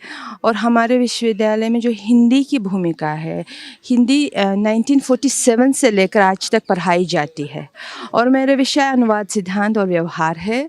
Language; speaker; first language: Hindi; non-native, fluent; Uzbek